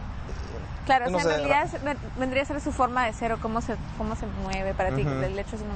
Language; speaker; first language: Spanish; native; Spanish